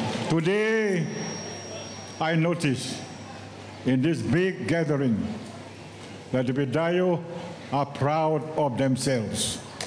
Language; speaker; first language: English; non-native, local second language; Malay